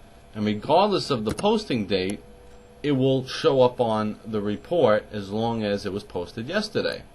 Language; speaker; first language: English; native; English